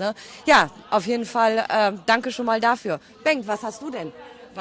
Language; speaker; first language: German; native; German